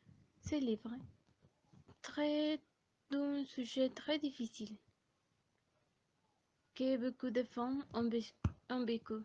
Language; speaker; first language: French; non-native, learner; Spanish